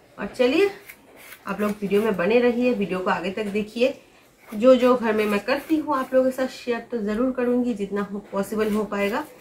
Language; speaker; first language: Hindi; non-native, local second language; Bangla